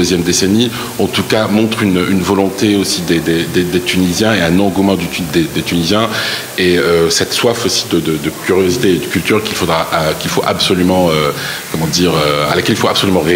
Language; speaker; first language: French; non-native, local second language; Arabic